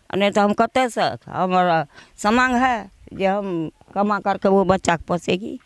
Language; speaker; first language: Hindi; non-native, local second language; Maithili